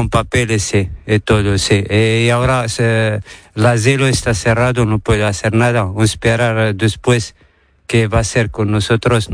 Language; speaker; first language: Spanish; non-native, learner; Arabic